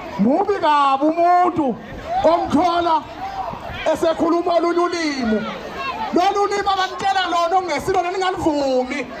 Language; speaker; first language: Zulu; native; Zulu